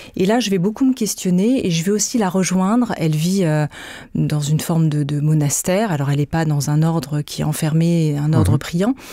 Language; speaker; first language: French; native; French